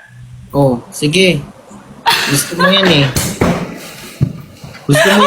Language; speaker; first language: Filipino; native; Filipino